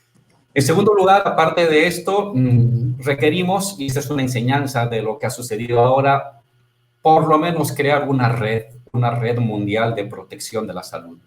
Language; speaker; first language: Spanish; native; Spanish